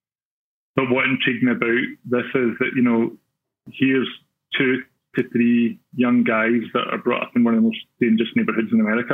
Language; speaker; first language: English; native; English